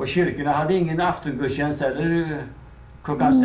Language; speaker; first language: Swedish; native; Swedish